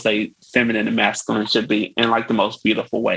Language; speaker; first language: English; native; English